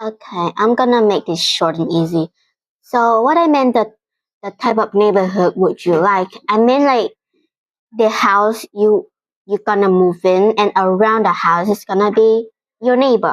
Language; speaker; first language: English; non-native, fluent; Vietnamese